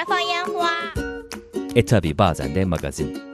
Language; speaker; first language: Turkish; native; Turkish